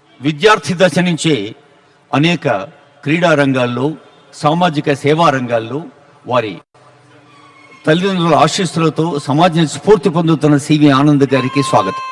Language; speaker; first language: Telugu; native; Telugu